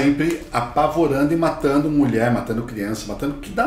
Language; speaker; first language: Portuguese; native; Portuguese